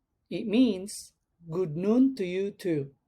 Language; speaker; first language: English; non-native, local second language; Cebuano